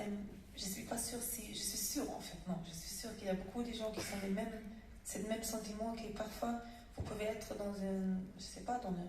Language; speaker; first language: French; non-native, fluent; German